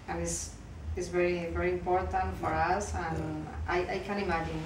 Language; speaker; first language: English; non-native, learner; Spanish